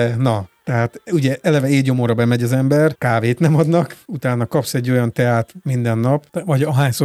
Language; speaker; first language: Hungarian; native; Hungarian